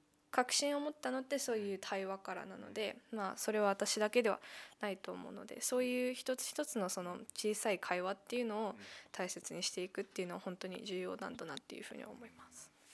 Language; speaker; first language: Japanese; native; Japanese